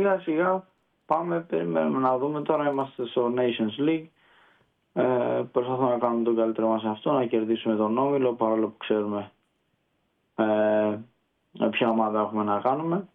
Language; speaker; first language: Greek; early bilingual, heritage; Greek